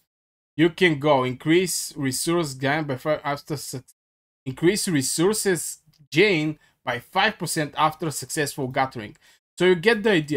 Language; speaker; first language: English; non-native, fluent; Bulgarian